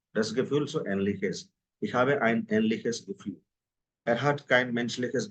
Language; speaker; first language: German; non-native, fluent; Hindi